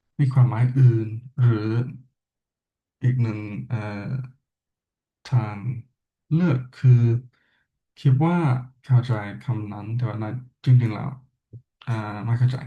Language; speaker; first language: Thai; non-native, learner; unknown